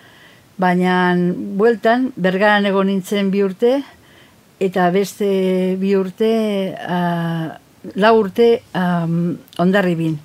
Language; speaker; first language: Basque; non-native, fluent; Catalan